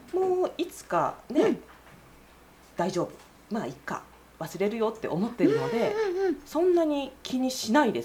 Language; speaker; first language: Japanese; native; Japanese